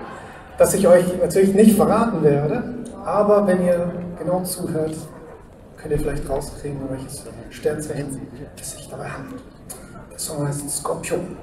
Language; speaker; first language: German; native; German